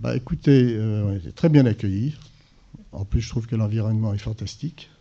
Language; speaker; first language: French; native; French